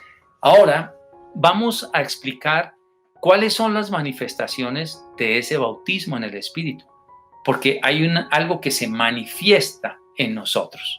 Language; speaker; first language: Spanish; native; Spanish